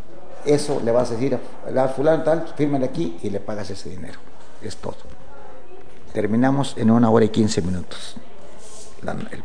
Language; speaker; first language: Spanish; native; Spanish